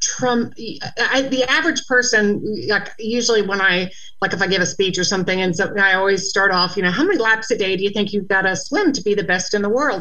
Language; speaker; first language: English; native; English